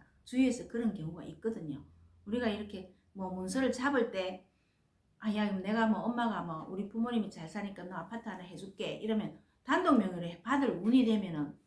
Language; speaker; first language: Korean; native; Korean